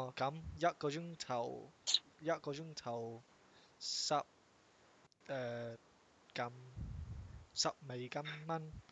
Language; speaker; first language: Cantonese; non-native, learner; English